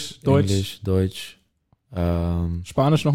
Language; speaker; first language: German; native; German